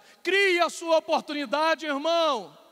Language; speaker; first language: Portuguese; native; Portuguese